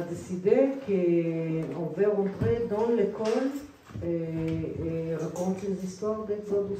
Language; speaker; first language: French; early bilingual, heritage; Hebrew